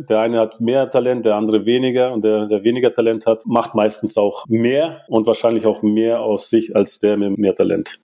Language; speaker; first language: German; early bilingual, other home language; Russian